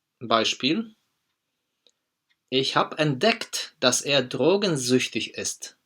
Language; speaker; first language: German; non-native, fluent; Polish